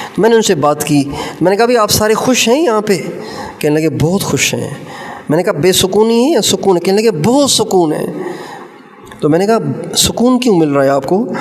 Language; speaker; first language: Urdu; native; Urdu